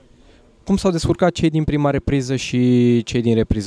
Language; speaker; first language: Romanian; native; Romanian